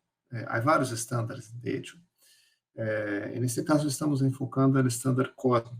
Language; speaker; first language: Spanish; non-native, fluent; Portuguese